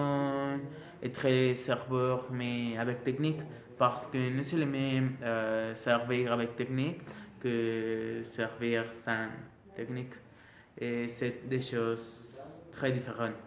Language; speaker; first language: French; non-native, learner; Spanish